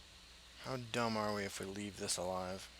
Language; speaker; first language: English; native; English